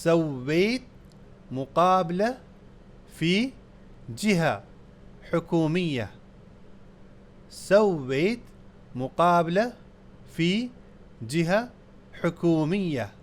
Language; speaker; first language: Arabic; non-native, fluent; Urdu